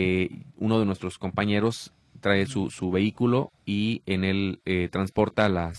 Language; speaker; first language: Spanish; native; Spanish